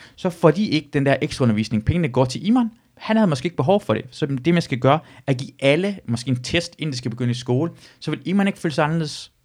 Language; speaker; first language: Danish; early bilingual, other home language; Persian